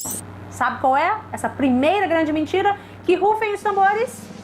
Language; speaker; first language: Portuguese; native; Portuguese